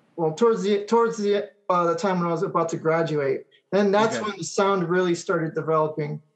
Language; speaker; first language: English; native; English